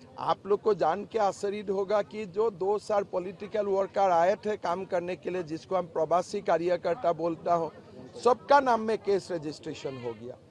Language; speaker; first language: Hindi; non-native, local second language; Assamese